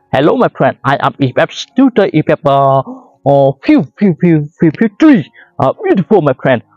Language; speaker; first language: English; non-native, learner; Vietnamese